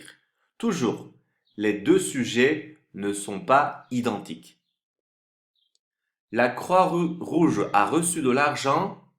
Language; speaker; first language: French; non-native, fluent; Turkish